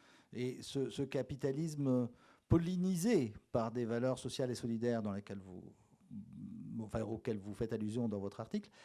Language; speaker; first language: French; native; French